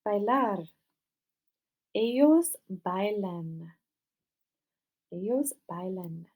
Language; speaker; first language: Spanish; non-native, fluent; English